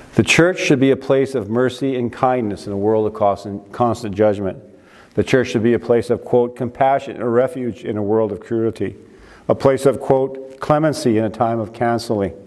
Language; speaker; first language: English; native; English